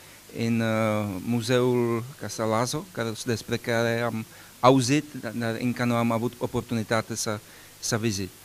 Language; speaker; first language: Romanian; non-native, learner; Czech